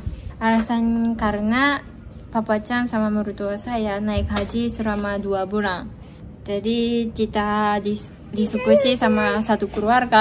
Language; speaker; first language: Indonesian; non-native, fluent; Japanese